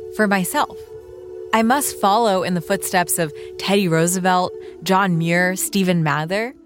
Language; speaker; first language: English; early bilingual, other home language; Urdu